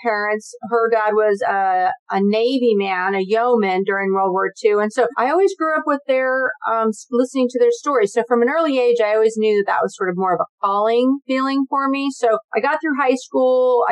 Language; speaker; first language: English; native; English